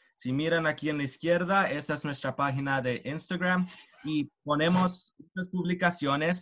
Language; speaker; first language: Spanish; early bilingual, heritage; Spanish